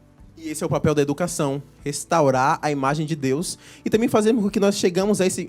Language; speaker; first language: Portuguese; native; Portuguese